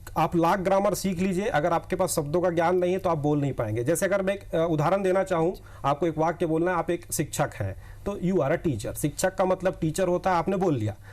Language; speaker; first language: Hindi; native; Hindi